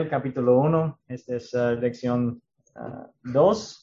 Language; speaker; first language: Spanish; non-native, learner; English